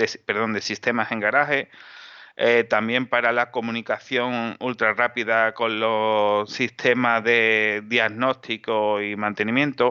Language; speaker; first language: Spanish; native; Spanish